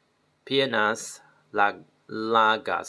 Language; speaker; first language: Spanish; non-native, learner; Chinese